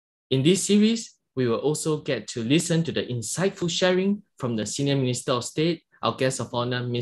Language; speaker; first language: English; non-native, local second language; Chinese